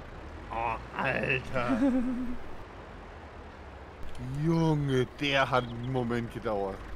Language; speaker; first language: German; native; German